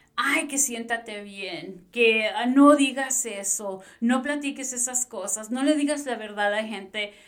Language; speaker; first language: Spanish; early bilingual, heritage; Spanish